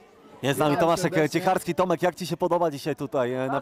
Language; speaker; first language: Polish; native; Polish